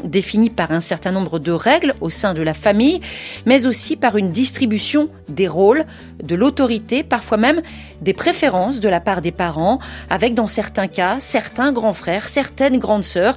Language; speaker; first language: French; native; French